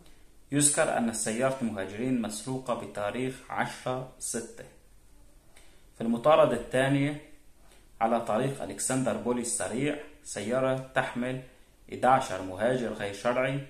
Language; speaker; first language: Arabic; native; Arabic